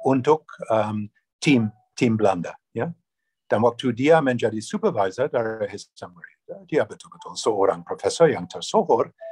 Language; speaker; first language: Indonesian; non-native, fluent; English